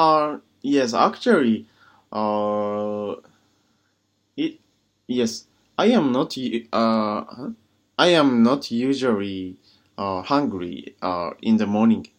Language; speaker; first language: English; non-native, learner; Japanese